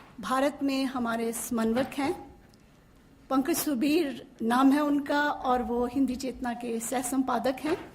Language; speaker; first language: Hindi; native; Hindi